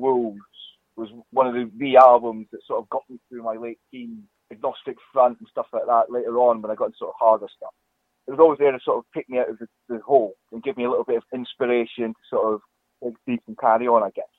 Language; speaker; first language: English; native; English